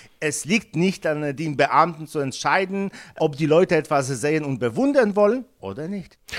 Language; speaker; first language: German; non-native, fluent; Polish